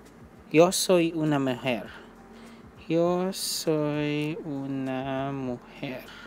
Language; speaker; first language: Spanish; non-native, learner; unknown